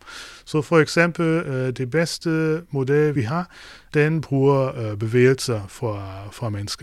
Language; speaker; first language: Danish; non-native, fluent; German